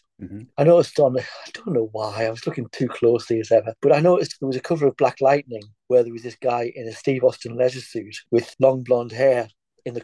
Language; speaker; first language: English; native; English